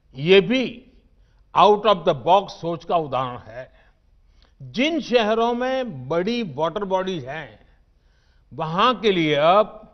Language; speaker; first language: Hindi; non-native, local second language; Gujarati